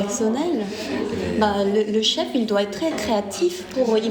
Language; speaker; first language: French; non-native, fluent; Korean